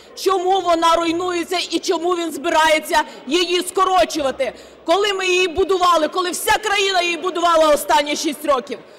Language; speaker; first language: Ukrainian; native; Ukrainian